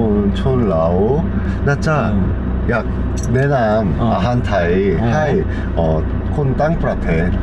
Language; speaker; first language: Thai; non-native, learner; Korean